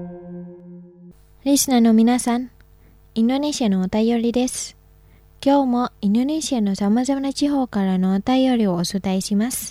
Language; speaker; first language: Japanese; non-native, fluent; Indonesian